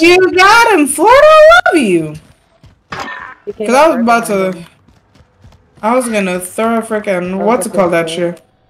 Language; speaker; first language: English; early bilingual, other home language; Spanish